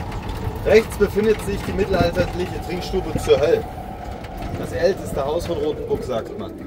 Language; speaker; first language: German; native; German